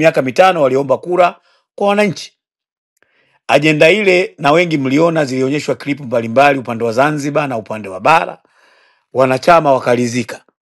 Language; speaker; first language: Swahili; native; Swahili